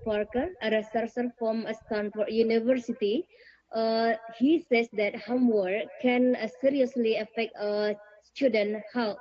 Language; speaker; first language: English; non-native, learner; Indonesian